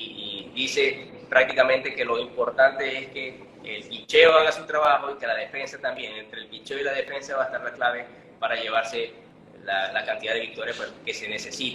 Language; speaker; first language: Spanish; native; Spanish